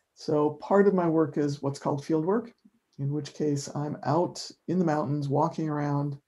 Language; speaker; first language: English; native; English